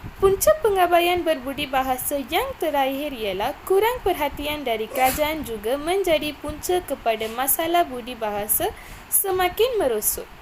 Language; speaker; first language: Malay; non-native, local second language; Tamil